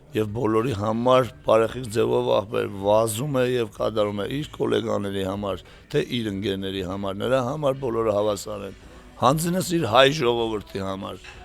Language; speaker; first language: Armenian; native; Armenian